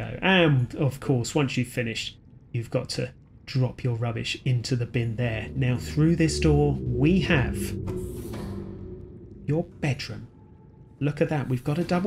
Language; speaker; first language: English; native; English